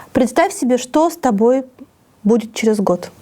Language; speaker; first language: Russian; native; Russian